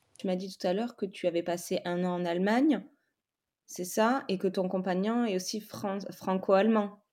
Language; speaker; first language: French; native; French